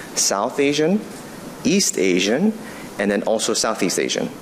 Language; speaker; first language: English; non-native, fluent; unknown